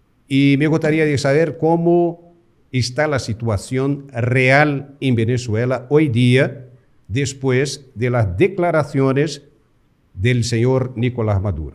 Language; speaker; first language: Spanish; non-native, fluent; Portuguese